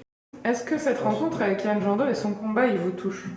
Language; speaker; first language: French; native; French